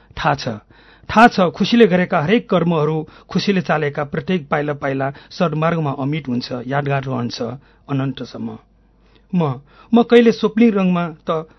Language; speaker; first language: Nepali; non-native, local second language; Newari